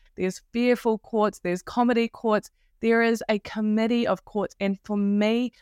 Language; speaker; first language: English; native; English